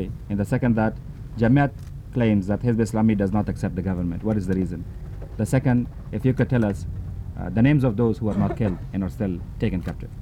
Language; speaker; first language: English; non-native, fluent; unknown